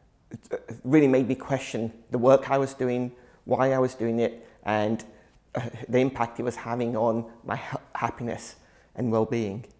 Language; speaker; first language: English; early bilingual, other home language; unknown